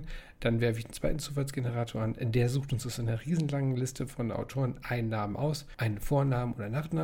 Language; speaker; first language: German; native; German